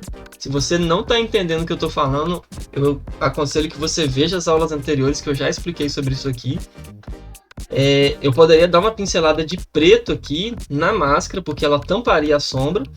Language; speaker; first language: Portuguese; native; Portuguese